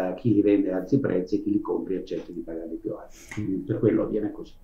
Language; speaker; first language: Italian; native; Italian